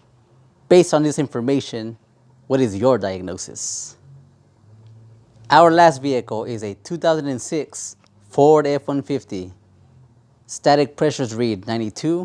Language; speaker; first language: English; native; English